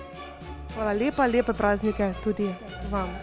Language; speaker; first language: Slovenian; native; Slovenian